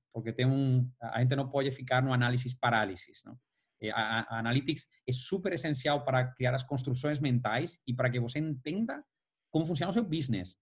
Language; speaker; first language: Portuguese; non-native, fluent; Spanish